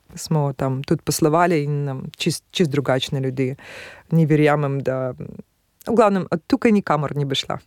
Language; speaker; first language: Slovenian; non-native, fluent; Russian